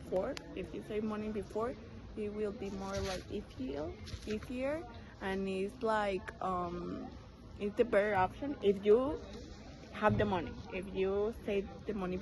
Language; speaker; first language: English; non-native, learner; Spanish